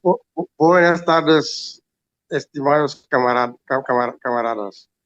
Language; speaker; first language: Spanish; non-native, learner; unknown